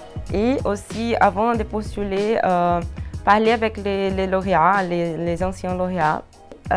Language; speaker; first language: French; non-native, fluent; Portuguese